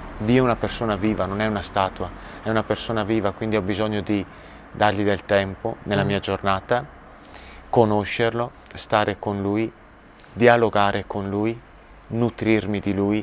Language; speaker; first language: Italian; native; Italian